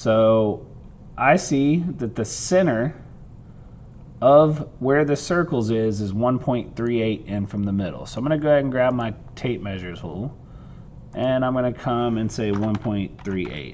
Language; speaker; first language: English; native; English